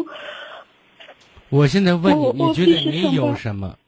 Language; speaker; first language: Chinese; native; Chinese